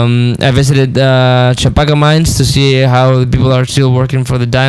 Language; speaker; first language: English; non-native, fluent; Spanish